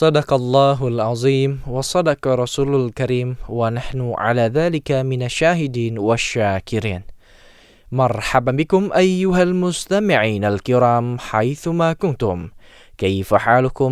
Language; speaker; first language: Arabic; non-native, fluent; Indonesian